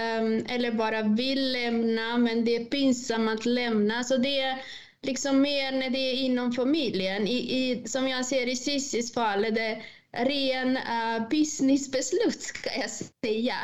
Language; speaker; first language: Swedish; non-native, fluent; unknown